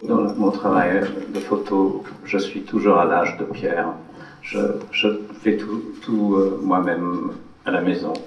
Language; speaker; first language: French; non-native, fluent; English